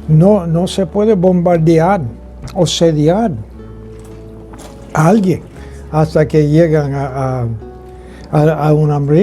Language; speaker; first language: Spanish; non-native, fluent; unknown